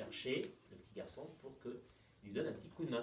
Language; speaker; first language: French; native; French